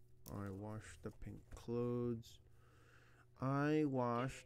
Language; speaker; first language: English; native; English